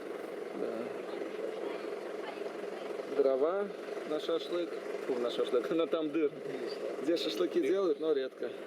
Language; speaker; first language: Russian; native; Russian